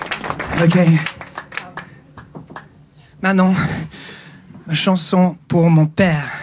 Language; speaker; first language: French; non-native, learner; English